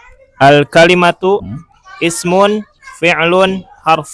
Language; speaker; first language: Arabic; non-native, learner; Indonesian